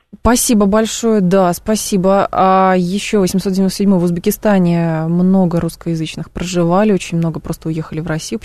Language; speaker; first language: Russian; native; Russian